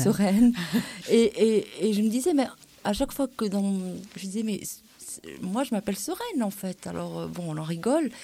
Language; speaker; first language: French; non-native, local second language; Arabic